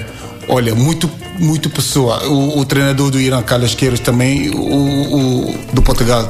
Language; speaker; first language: Portuguese; non-native, learner; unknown